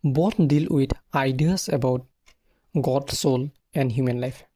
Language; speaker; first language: English; non-native, local second language; Assamese